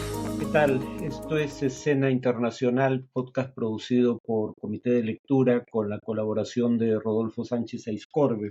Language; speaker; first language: Spanish; native; Spanish